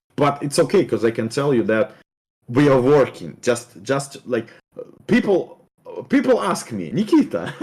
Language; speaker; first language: English; non-native, fluent; Russian